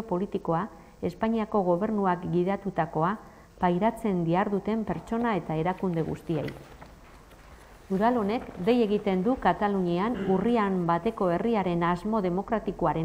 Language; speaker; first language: Basque; native; Basque